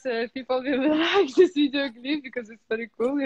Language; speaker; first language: English; non-native, learner; Russian